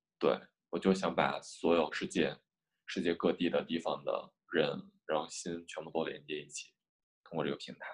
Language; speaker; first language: Chinese; native; Chinese